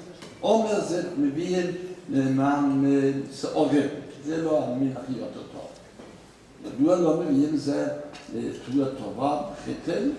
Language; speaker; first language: Hebrew; non-native, fluent; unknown